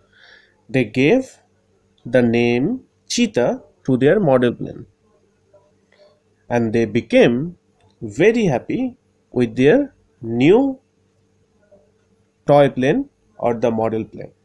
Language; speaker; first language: English; non-native, local second language; Bangla